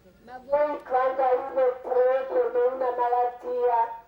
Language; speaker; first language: Italian; non-native, learner; Croatian